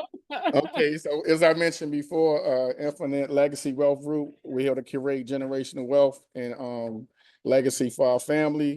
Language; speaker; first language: English; native; English